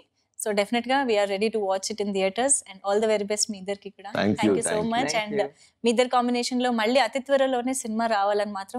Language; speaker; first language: Telugu; native; Telugu